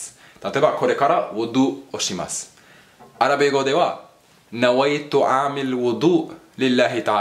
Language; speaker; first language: Japanese; non-native, fluent; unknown